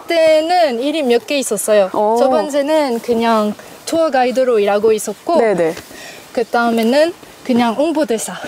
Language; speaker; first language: Korean; non-native, learner; French